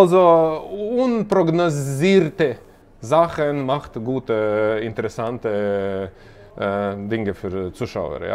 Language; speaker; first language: German; non-native, learner; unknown